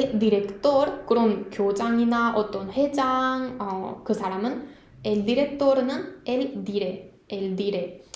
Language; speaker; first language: Spanish; non-native, fluent; Korean